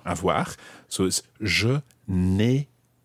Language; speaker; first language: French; non-native, fluent; English